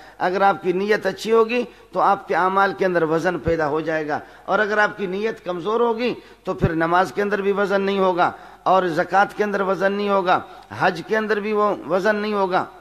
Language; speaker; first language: Urdu; non-native, local second language; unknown